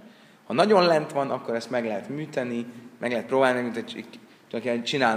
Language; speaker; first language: Hungarian; native; Hungarian